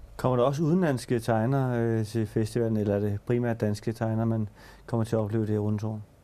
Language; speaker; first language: Danish; native; Danish